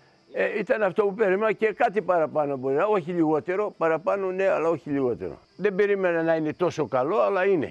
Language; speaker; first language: Greek; early bilingual, other home language; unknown